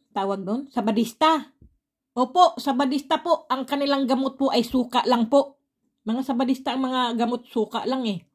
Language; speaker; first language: Filipino; native; Filipino